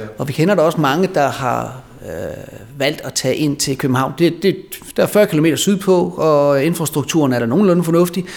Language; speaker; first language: Danish; native; Danish